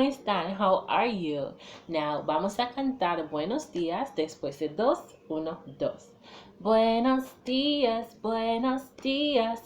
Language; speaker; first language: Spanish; non-native, fluent; English